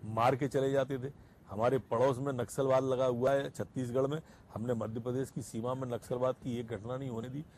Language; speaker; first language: Hindi; native; Hindi